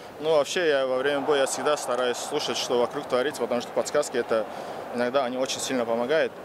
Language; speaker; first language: Russian; non-native, local second language; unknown